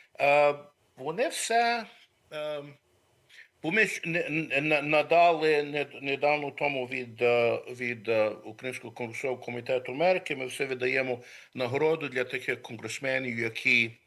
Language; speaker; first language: Ukrainian; early bilingual, heritage; Ukrainian